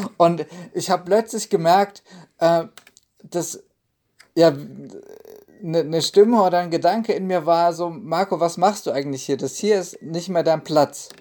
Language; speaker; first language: German; native; German